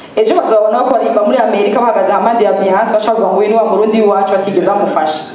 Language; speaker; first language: Rundi; native; Rundi